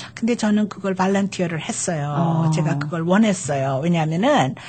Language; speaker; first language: Korean; native; Korean